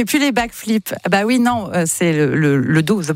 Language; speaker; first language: French; native; French